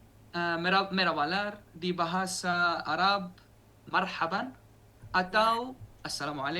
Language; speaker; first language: Indonesian; non-native, learner; Arabic